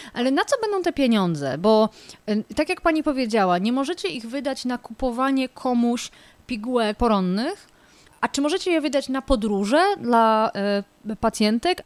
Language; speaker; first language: Polish; native; Polish